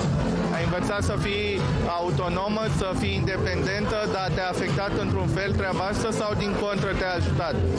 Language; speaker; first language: Romanian; native; Romanian